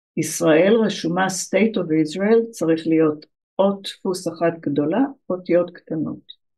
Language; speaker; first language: Hebrew; early bilingual, other home language; English